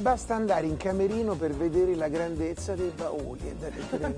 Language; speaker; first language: Italian; native; Italian